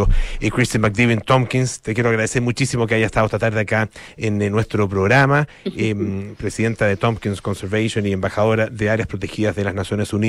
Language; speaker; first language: Spanish; native; Spanish